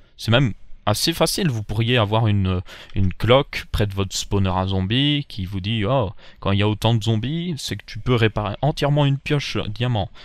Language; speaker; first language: French; native; French